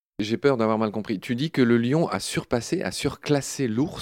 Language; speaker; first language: French; native; French